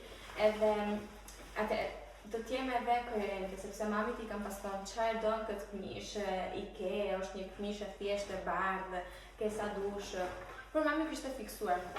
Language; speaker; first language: Albanian; early bilingual, heritage; Albanian